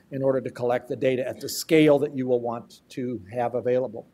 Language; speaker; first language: English; native; English